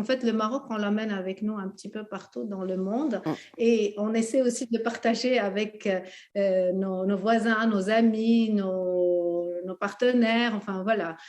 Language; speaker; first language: French; early bilingual, other home language; Arabic